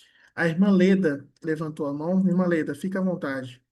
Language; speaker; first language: Portuguese; native; Portuguese